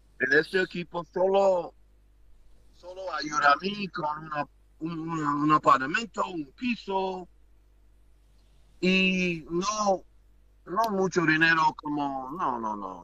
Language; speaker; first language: Spanish; non-native, learner; English